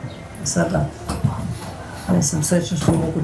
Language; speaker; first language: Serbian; early bilingual, heritage; Serbian